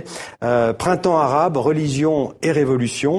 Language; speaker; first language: French; native; French